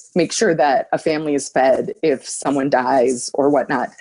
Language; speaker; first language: English; native; English